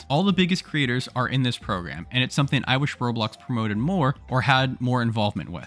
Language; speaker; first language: English; native; English